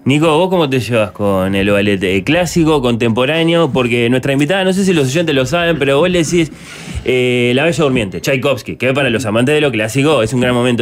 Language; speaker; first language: Spanish; native; Spanish